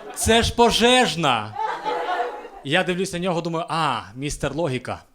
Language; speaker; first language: Ukrainian; native; Ukrainian